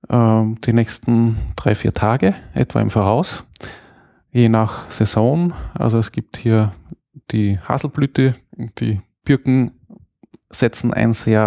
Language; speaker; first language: German; native; German